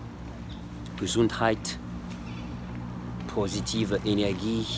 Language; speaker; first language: German; non-native, learner; French